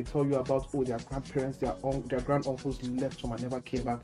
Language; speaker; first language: English; non-native, local second language; Yoruba